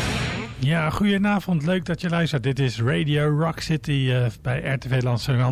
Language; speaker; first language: Dutch; native; Dutch